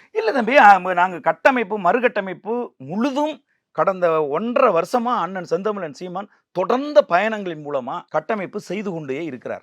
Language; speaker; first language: Tamil; native; Tamil